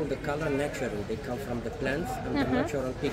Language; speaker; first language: English; non-native, learner; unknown